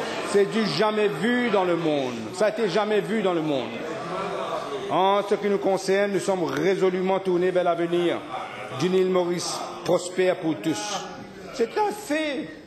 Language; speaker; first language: French; non-native, local second language; Morisyen